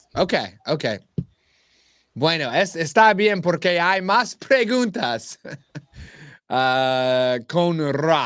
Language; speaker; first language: Spanish; non-native, learner; English